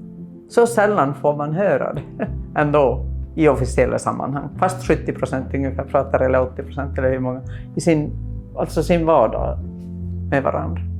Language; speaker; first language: Swedish; non-native, local second language; Finnish